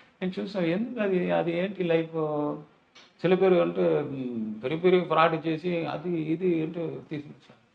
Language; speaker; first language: Telugu; non-native, learner; Tamil